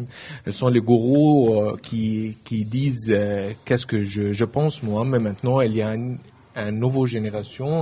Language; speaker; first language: French; non-native, learner; Arabic